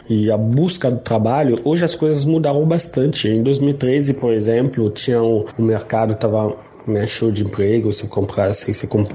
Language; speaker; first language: Portuguese; non-native, learner; Arabic